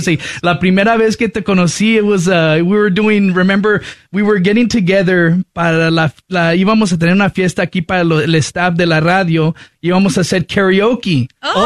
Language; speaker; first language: Spanish; early bilingual, other home language; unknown